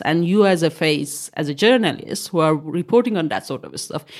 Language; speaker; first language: English; non-native, fluent; Persian